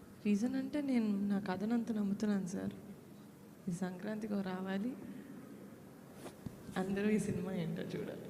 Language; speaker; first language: Telugu; native; Telugu